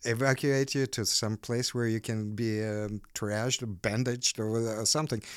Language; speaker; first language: English; non-native, fluent; Ukrainian